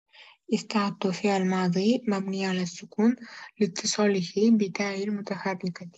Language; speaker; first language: Arabic; non-native, learner; Uzbek